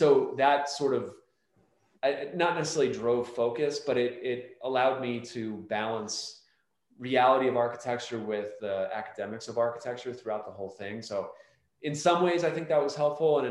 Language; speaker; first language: English; native; English